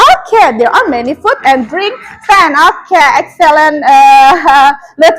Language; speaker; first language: English; non-native, learner; Indonesian